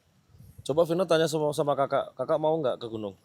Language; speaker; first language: Indonesian; native; Indonesian